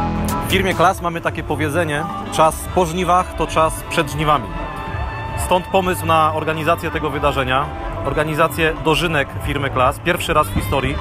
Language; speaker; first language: Polish; native; Polish